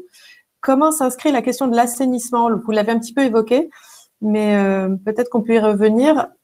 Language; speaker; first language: French; native; French